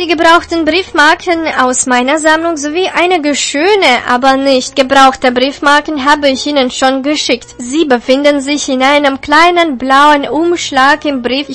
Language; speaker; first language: German; native; German